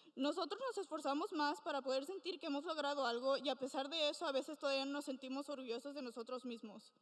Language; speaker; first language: Spanish; early bilingual, heritage; Spanish